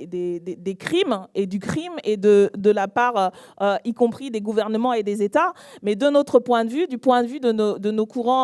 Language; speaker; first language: French; native; French